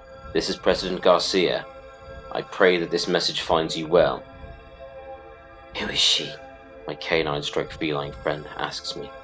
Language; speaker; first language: English; native; English